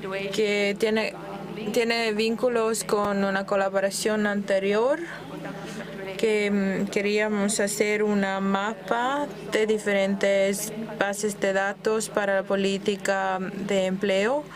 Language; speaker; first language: Spanish; non-native, fluent; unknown